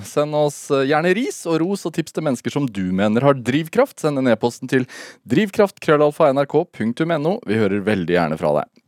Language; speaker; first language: Norwegian; native; Norwegian